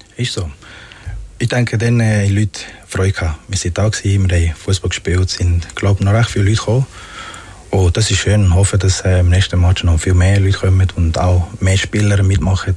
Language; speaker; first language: German; early bilingual, other home language; Spanish